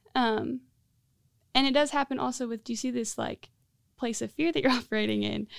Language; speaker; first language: English; native; English